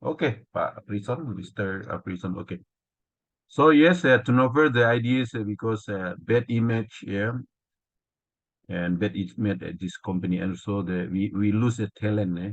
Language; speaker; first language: English; non-native, learner; Indonesian